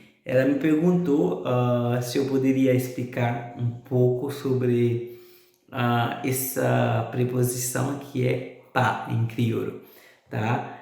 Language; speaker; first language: Portuguese; non-native, fluent; Haitian Creole